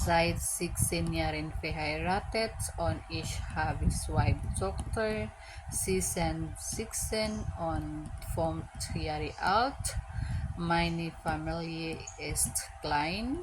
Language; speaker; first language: German; non-native, learner; Filipino